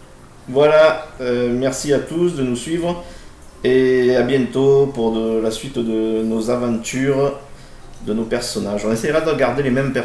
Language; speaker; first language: French; native; French